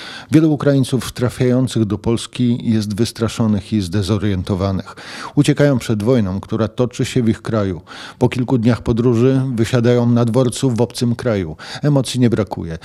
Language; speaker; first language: Polish; native; Polish